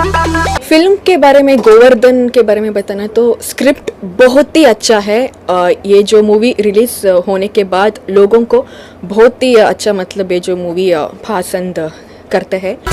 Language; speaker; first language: Hindi; non-native, fluent; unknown